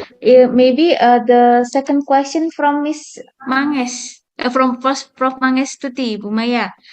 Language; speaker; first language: English; non-native, fluent; Indonesian